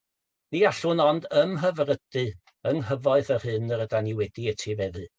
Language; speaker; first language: Welsh; native; Welsh